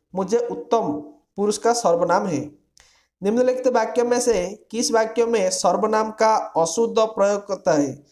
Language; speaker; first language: Hindi; non-native, local second language; Odia